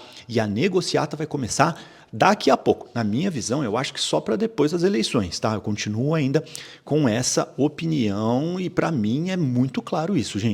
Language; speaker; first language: Portuguese; native; Portuguese